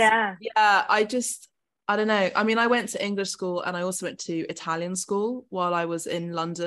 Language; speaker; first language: English; native; English